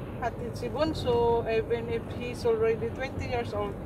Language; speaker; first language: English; non-native, local second language; Filipino